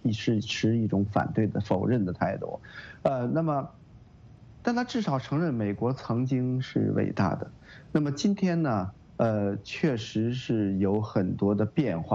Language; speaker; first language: Chinese; native; Chinese